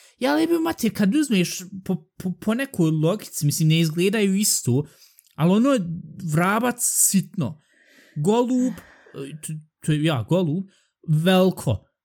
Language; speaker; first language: Bosnian; early bilingual, heritage; Bosnian